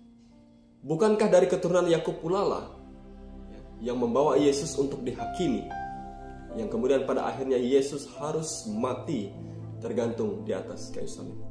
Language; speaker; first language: Indonesian; native; Indonesian